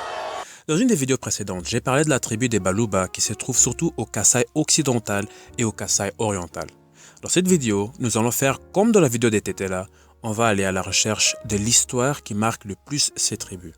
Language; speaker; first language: French; native; French